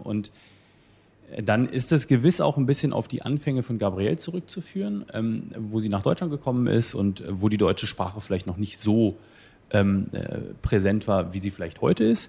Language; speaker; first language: German; native; German